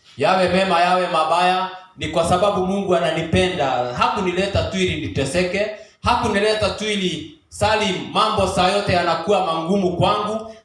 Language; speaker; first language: Swahili; non-native, local second language; Kikuyu